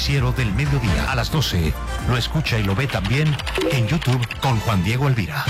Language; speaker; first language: Spanish; native; Spanish